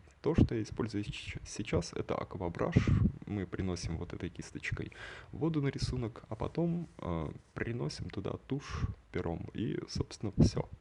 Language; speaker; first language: Russian; native; Russian